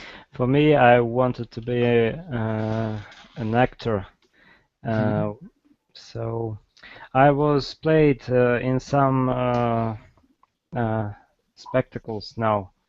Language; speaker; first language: English; non-native, fluent; Russian